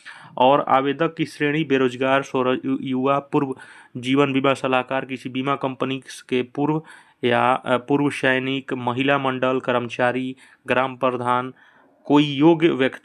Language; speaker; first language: Hindi; native; Hindi